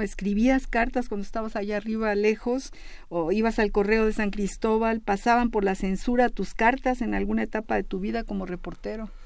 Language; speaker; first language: Spanish; native; Spanish